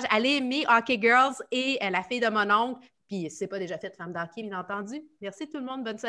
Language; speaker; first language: French; native; French